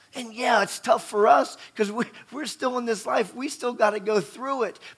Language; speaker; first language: English; native; English